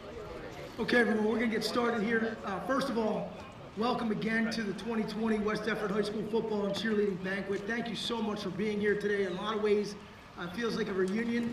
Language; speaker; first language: English; native; English